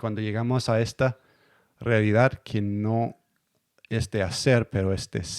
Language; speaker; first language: Spanish; non-native, learner; Danish